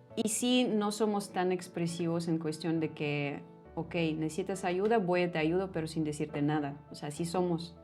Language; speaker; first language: Spanish; non-native, fluent; Russian